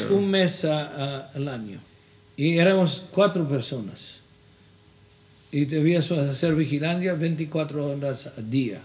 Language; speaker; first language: Spanish; non-native, fluent; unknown